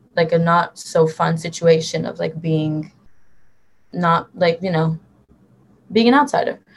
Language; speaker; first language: English; early bilingual, other home language; Hebrew